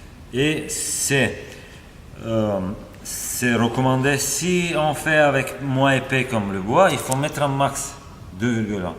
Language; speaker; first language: French; non-native, fluent; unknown